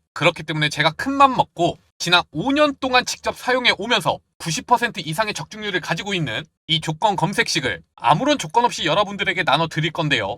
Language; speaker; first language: Korean; native; Korean